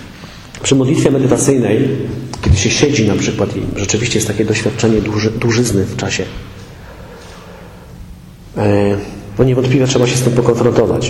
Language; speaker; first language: Polish; native; Polish